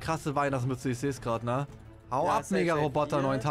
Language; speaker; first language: German; native; German